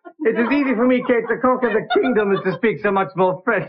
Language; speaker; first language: English; native; English